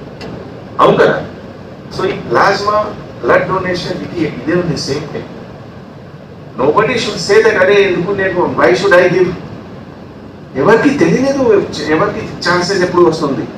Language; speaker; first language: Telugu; non-native, fluent; Hindi